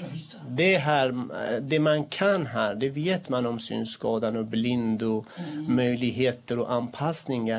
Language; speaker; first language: Swedish; non-native, fluent; Kurdish